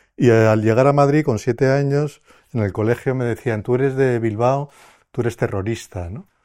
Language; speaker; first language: Spanish; native; Spanish